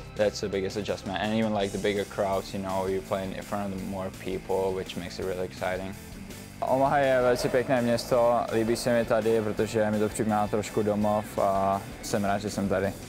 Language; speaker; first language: English; non-native, fluent; Czech